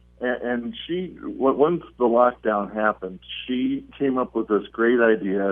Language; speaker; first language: English; native; English